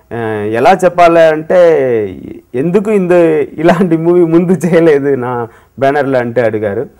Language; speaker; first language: Telugu; non-native, learner; Tamil